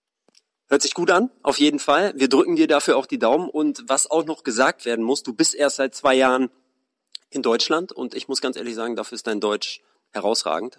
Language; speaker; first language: German; native; German